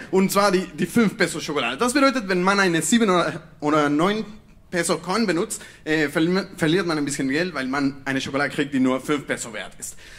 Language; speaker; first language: German; non-native, fluent; Spanish